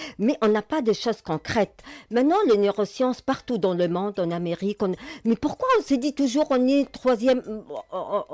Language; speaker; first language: French; non-native, local second language; Arabic